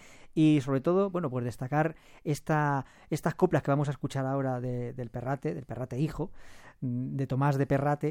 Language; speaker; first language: Spanish; native; Spanish